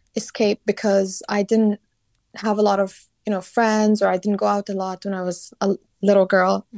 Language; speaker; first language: English; non-native, fluent; Kurdish